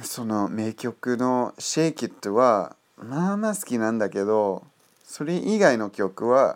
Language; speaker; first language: Japanese; non-native, fluent; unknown